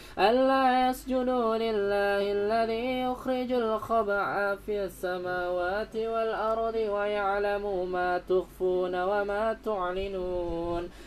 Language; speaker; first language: Arabic; non-native, learner; Indonesian